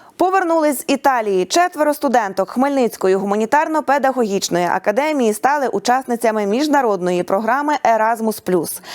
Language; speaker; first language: Ukrainian; native; Ukrainian